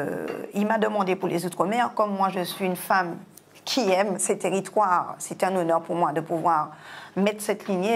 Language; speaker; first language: French; non-native, local second language; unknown